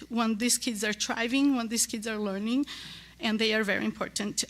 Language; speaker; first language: English; non-native, learner; Portuguese